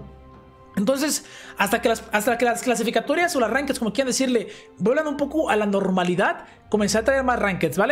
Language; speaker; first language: Spanish; native; Spanish